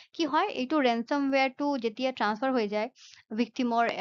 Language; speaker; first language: English; non-native, local second language; Assamese